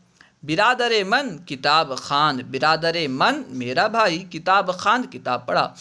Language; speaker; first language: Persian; non-native, fluent; Urdu